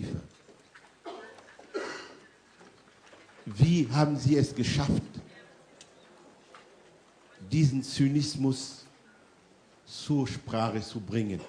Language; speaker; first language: German; non-native, fluent; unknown